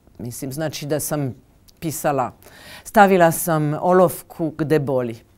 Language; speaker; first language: Bosnian; non-native, fluent; French